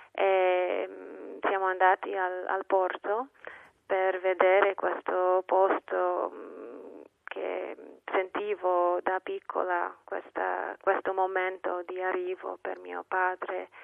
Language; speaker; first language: Italian; non-native, fluent; English